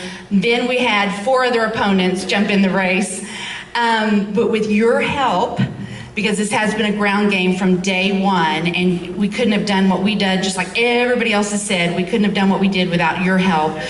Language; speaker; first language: English; native; English